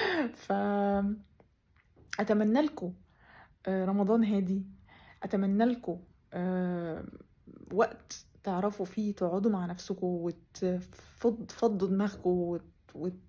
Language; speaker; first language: Arabic; native; Arabic